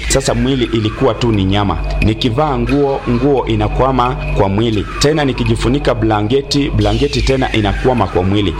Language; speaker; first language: Swahili; non-native, local second language; Kalenjin